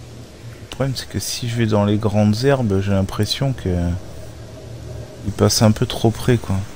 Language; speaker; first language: French; native; French